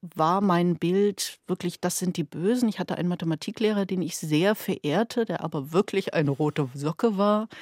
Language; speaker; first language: German; native; German